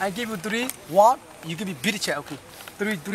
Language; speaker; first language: English; non-native, learner; Burmese